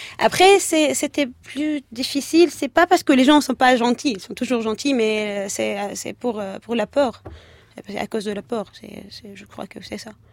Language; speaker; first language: French; non-native, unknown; Arabic